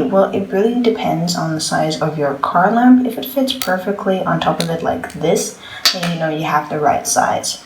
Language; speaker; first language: English; non-native, fluent; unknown